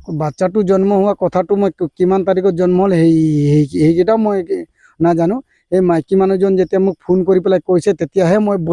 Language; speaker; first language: Assamese; non-native, local second language; Sadri